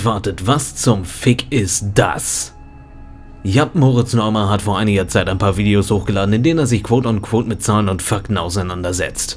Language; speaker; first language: German; native; German